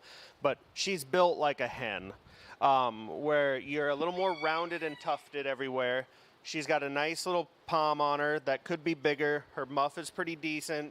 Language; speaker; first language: English; native; English